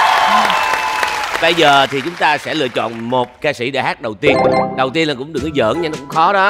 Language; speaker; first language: Vietnamese; native; Vietnamese